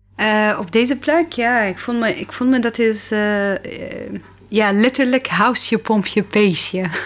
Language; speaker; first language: Dutch; non-native, fluent; Arabic